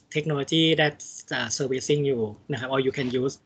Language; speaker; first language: English; non-native, fluent; Thai